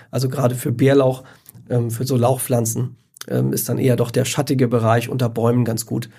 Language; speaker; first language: German; native; German